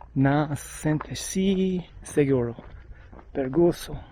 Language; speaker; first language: Portuguese; non-native, learner; English